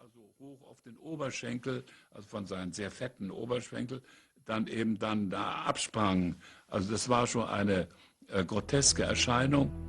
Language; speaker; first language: German; native; German